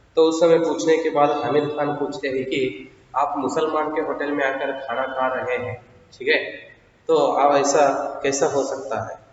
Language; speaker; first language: Hindi; non-native, local second language; Kannada